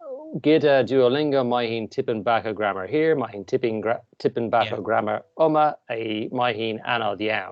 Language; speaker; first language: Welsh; non-native, learner; English